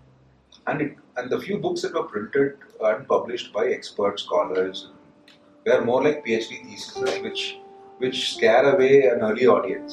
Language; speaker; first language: English; non-native, local second language; Tamil